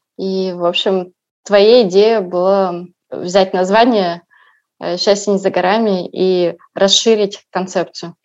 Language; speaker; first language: Russian; native; Russian